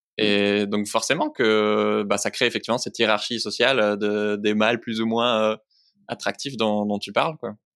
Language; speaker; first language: French; native; French